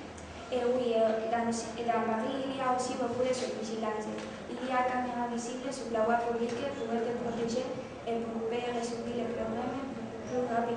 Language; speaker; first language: French; non-native, learner; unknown